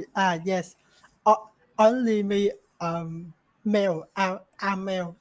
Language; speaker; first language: English; non-native, learner; Vietnamese